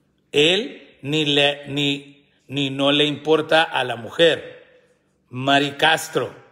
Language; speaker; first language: Spanish; early bilingual, heritage; Spanish